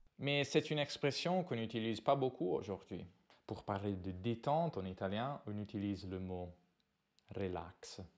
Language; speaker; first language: French; non-native, fluent; Italian